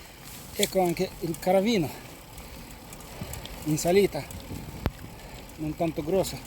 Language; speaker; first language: Italian; non-native, fluent; Romanian